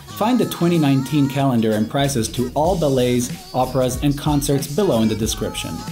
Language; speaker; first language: English; non-native, fluent; Italian